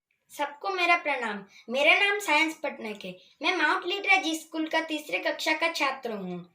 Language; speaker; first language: Hindi; non-native, local second language; Odia